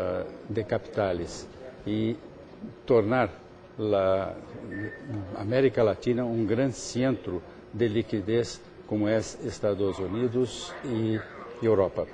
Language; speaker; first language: Spanish; non-native, fluent; Portuguese